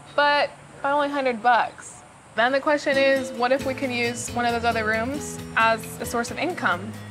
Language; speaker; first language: English; native; English